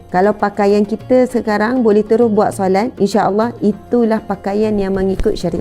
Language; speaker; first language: Malay; native; Malay